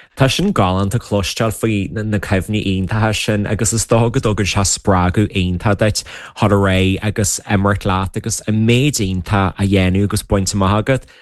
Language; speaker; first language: Irish; native; Irish